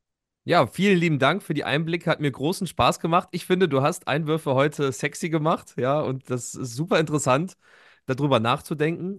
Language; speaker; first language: German; native; German